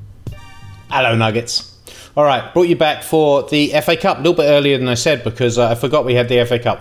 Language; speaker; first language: English; native; English